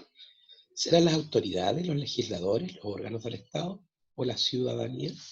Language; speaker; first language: Spanish; native; Spanish